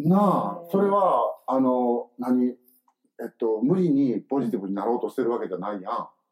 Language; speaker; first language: Japanese; native; Japanese